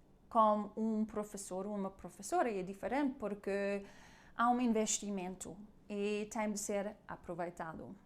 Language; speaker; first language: Portuguese; non-native, learner; German